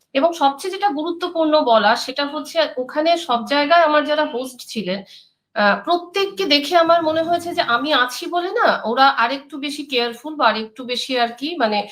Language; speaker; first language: Bangla; native; Bangla